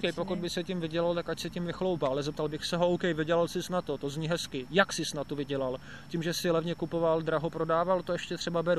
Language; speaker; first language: Czech; native; Czech